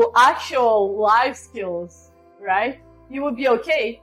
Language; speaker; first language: English; non-native, fluent; Portuguese